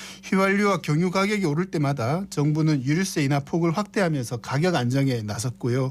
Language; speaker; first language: Korean; native; Korean